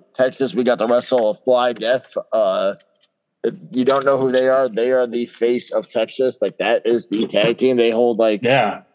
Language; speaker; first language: English; native; English